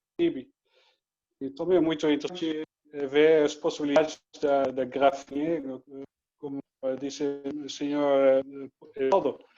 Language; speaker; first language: Portuguese; non-native, learner; Dutch